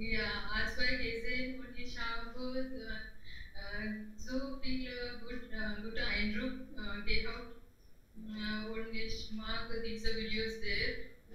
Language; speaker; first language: German; non-native, learner; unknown